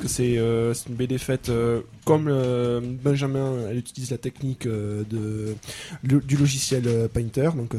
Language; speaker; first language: French; native; French